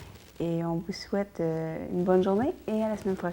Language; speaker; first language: French; native; French